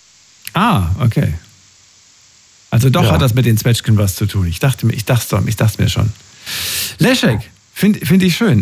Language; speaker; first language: German; native; German